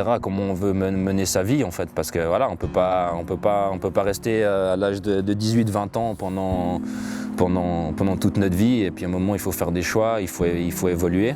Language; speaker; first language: French; native; French